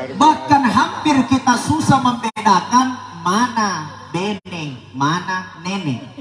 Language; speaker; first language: Indonesian; non-native, local second language; Buginese